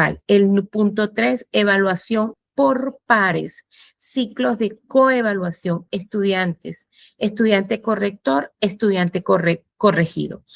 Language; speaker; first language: Spanish; native; Spanish